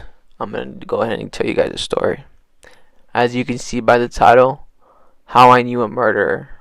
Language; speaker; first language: English; native; English